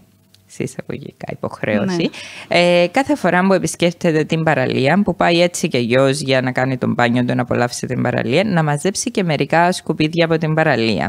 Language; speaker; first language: Greek; native; Greek